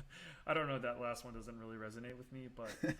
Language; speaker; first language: English; native; English